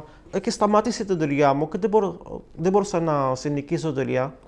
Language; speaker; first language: Greek; non-native, fluent; Arabic